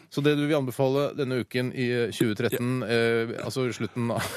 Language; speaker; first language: Norwegian; native; Norwegian